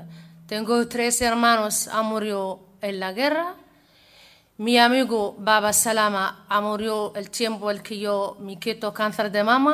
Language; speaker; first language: Spanish; non-native, learner; Arabic